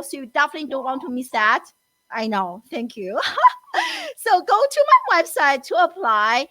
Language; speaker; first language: English; non-native, fluent; Chinese